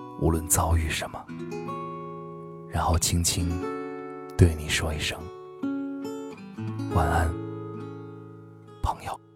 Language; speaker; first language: Chinese; native; Chinese